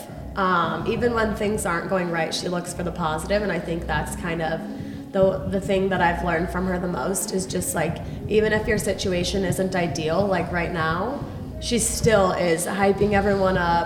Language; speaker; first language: English; native; English